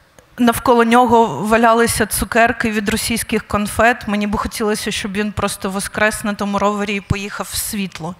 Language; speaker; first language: Ukrainian; native; Ukrainian